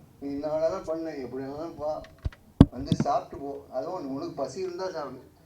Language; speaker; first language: Tamil; non-native, local second language; Hindi